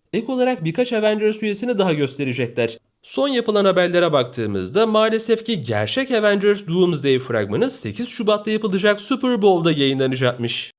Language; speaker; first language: Turkish; native; Turkish